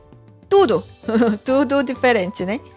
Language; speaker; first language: Portuguese; non-native, fluent; Korean